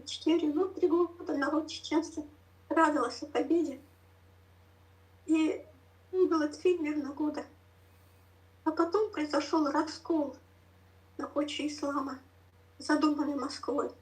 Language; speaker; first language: Russian; native; Russian